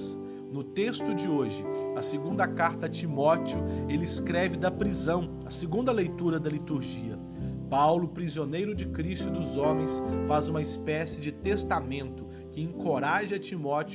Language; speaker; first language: Portuguese; native; Portuguese